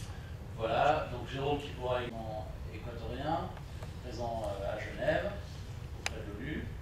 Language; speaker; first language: French; native; French